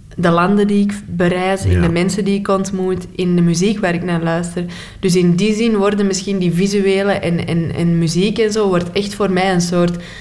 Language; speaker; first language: Dutch; native; Dutch